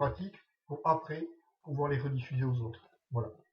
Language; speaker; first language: French; native; French